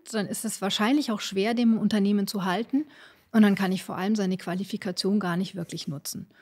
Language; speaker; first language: German; native; German